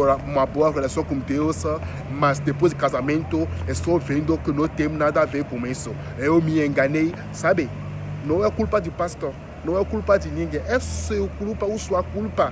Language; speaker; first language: Portuguese; non-native, fluent; French